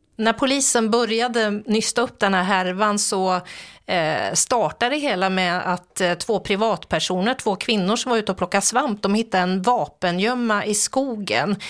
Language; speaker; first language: Swedish; native; Swedish